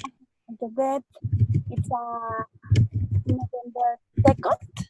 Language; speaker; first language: English; non-native, learner; Spanish